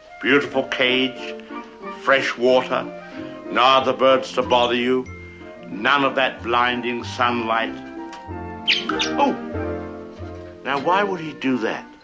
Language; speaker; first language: English; native; English